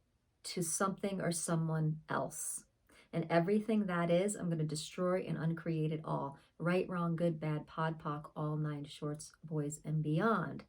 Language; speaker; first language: English; native; English